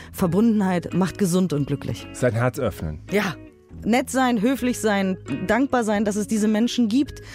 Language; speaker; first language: German; native; German